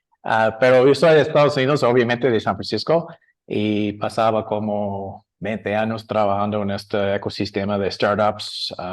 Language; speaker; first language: Spanish; non-native, learner; English